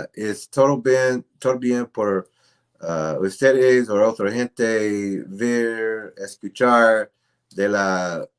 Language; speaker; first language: Spanish; non-native, learner; English